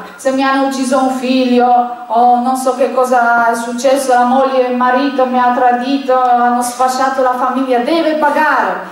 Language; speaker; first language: Italian; non-native, fluent; Polish